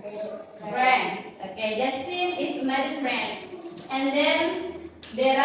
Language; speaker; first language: English; non-native, learner; Indonesian